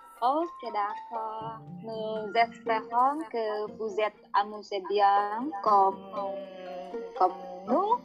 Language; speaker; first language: French; non-native, learner; Indonesian